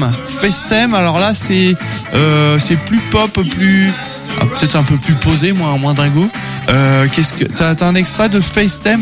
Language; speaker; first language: French; native; French